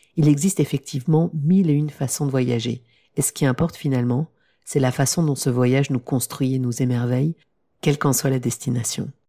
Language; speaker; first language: French; native; French